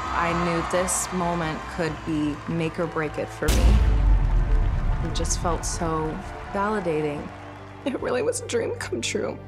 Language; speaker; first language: English; native; English